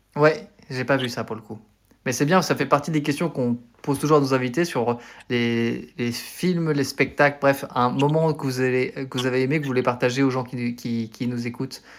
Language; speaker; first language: French; native; French